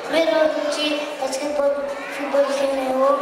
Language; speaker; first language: Nepali; early bilingual, heritage; Nepali